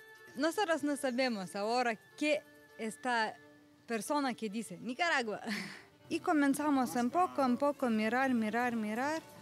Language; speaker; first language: Spanish; non-native, learner; Lithuanian